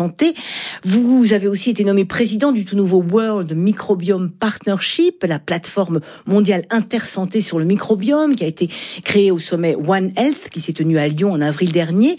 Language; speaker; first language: French; native; French